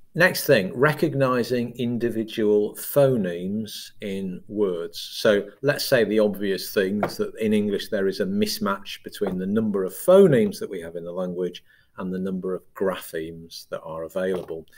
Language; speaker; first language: English; native; English